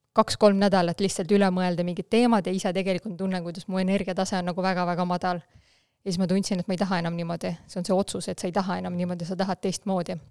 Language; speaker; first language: Estonian; non-native, local second language; Russian